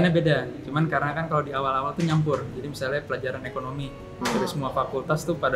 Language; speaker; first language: Indonesian; native; Indonesian